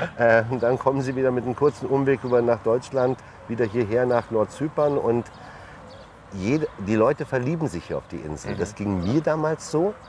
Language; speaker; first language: German; early bilingual, other home language; Turkish